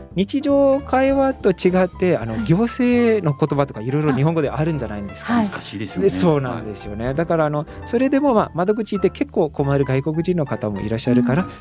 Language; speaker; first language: Japanese; non-native, fluent; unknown